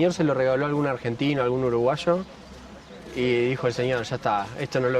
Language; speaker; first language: Spanish; native; Spanish